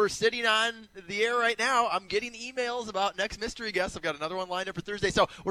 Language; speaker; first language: English; native; English